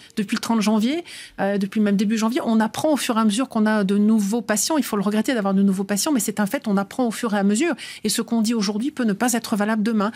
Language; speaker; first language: French; native; French